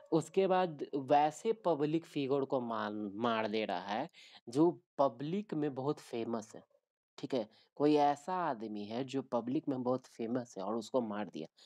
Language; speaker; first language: Hindi; native; Hindi